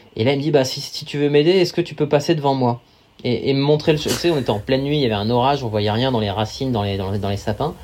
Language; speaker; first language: French; native; French